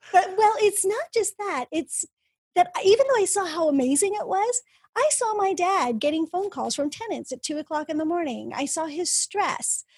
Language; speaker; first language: English; early bilingual, other home language; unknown